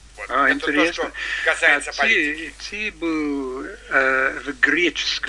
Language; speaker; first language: Russian; non-native, learner; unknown